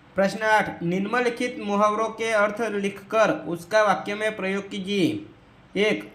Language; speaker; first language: Hindi; non-native, local second language; Gujarati